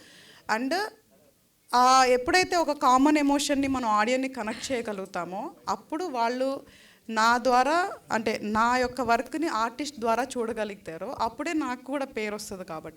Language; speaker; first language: Telugu; native; Telugu